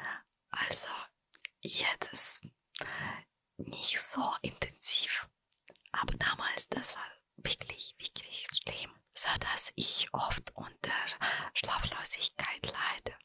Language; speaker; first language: German; non-native, fluent; Russian